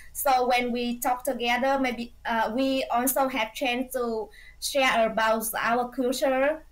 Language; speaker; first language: English; non-native, fluent; Vietnamese